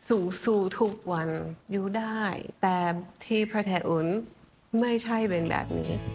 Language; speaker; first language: Thai; non-native, fluent; English